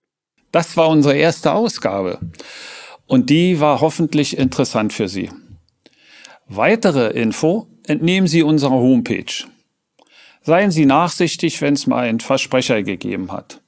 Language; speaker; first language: German; native; German